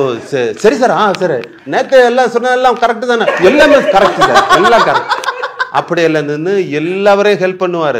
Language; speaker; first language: Tamil; non-native, learner; Malayalam